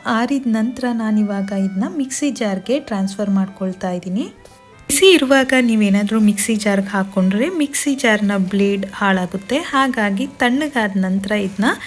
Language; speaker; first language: Kannada; non-native, local second language; Kodava